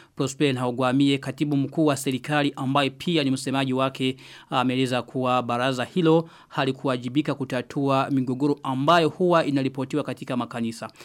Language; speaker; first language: Swahili; non-native, local second language; Rundi